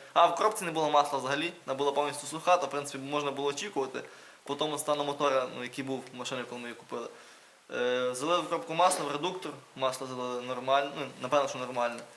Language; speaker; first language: Ukrainian; native; Ukrainian